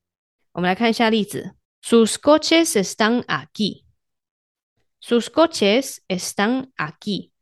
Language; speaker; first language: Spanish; non-native, fluent; Chinese